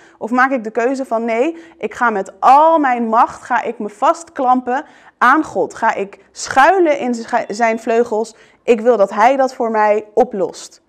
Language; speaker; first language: Dutch; early bilingual, other home language; Arabic